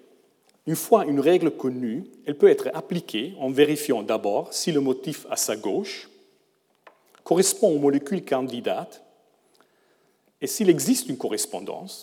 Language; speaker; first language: French; non-native, fluent; German